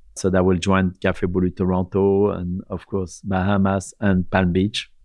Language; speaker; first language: English; non-native, fluent; French